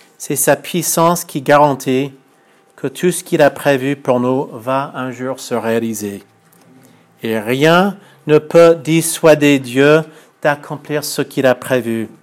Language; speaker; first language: French; non-native, fluent; English